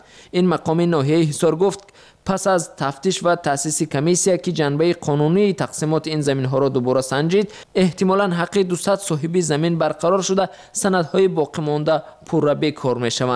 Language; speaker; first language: Persian; native; Persian